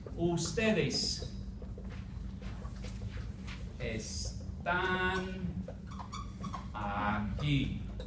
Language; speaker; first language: Spanish; non-native, fluent; English